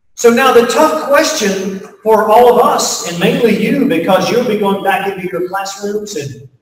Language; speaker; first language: English; native; English